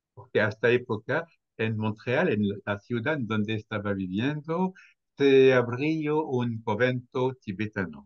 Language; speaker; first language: Spanish; non-native, fluent; French